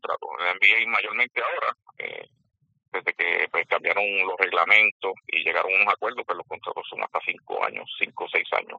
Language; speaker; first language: Spanish; native; Spanish